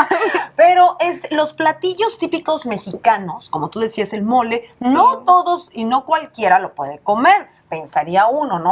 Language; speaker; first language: Spanish; native; Spanish